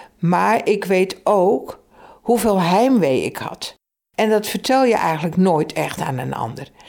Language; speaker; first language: Dutch; native; Dutch